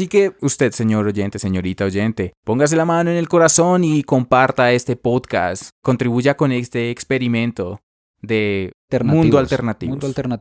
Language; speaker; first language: Spanish; native; Spanish